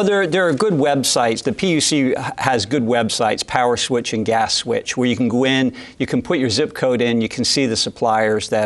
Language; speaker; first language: English; native; English